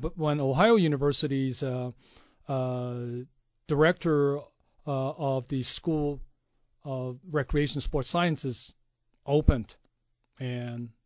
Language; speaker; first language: English; non-native, fluent; Chinese